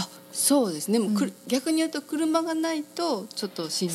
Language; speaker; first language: Japanese; native; Japanese